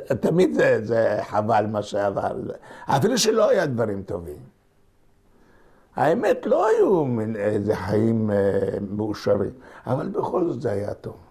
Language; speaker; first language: Hebrew; non-native, local second language; Ladino